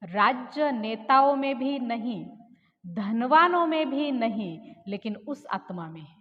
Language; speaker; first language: Hindi; non-native, local second language; Marathi